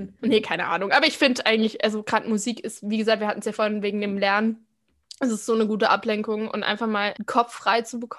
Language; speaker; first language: German; native; German